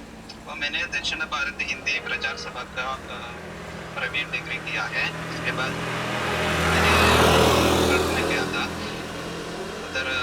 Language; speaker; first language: Hindi; non-native, local second language; Malayalam